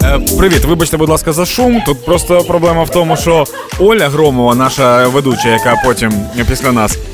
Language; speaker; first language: Ukrainian; non-native, local second language; Russian